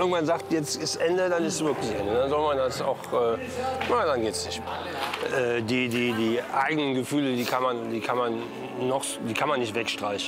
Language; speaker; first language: German; native; German